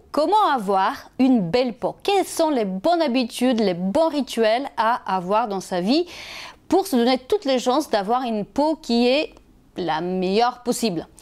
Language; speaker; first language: French; non-native, fluent; Bulgarian